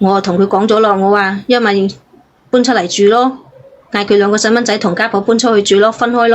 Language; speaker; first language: Cantonese; native; Cantonese